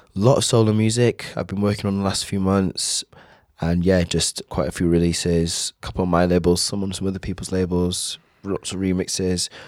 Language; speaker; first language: English; native; English